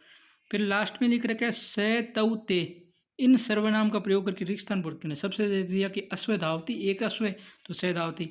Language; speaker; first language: Hindi; native; Hindi